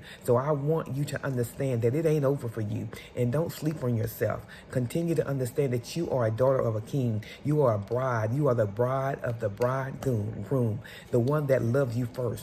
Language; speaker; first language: English; native; English